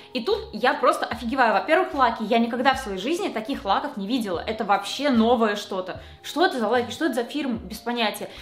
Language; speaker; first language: Russian; native; Russian